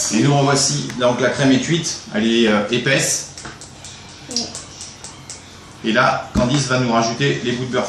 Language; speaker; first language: French; native; French